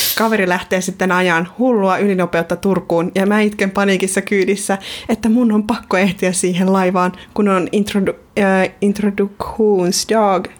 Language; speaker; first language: Finnish; native; Finnish